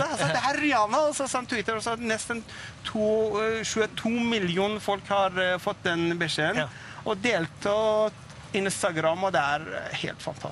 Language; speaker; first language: Norwegian; non-native, fluent; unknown